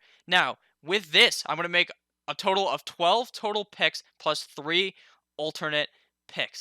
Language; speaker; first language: English; native; English